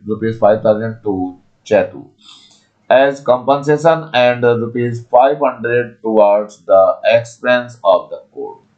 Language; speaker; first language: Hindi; native; Hindi